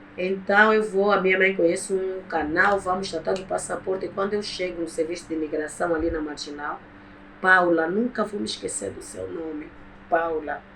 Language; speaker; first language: Portuguese; native; Portuguese